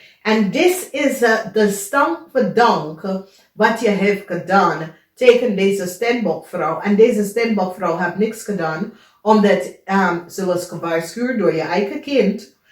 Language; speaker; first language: Dutch; non-native, learner; English